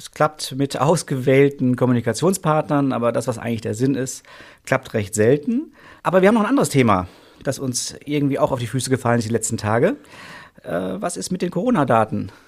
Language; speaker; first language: German; native; German